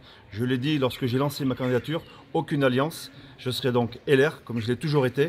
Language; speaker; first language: French; native; French